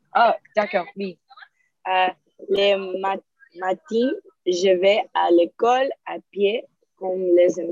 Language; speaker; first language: French; non-native, learner; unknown